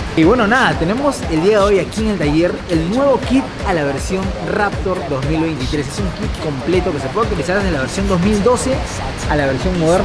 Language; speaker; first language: Spanish; native; Spanish